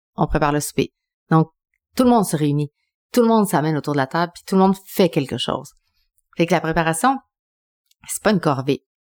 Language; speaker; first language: French; early bilingual, other home language; Spanish